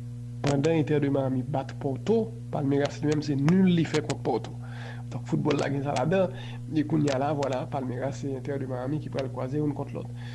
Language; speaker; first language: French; non-native, local second language; Haitian Creole